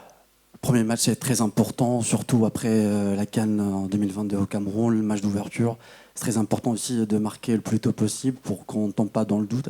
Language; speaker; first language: French; non-native, local second language; Arabic